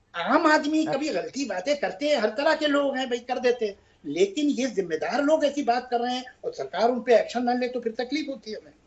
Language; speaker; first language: Hindi; native; Hindi